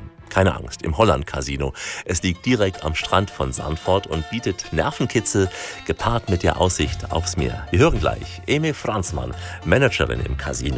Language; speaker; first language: German; native; German